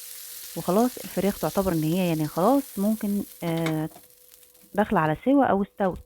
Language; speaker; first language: Arabic; native; Arabic